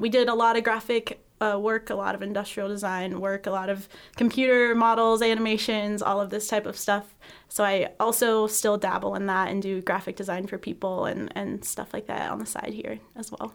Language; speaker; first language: English; native; English